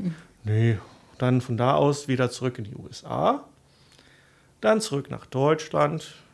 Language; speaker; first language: German; non-native, fluent; English